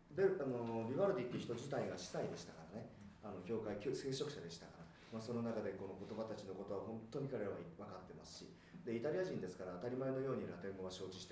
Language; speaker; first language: Japanese; native; Japanese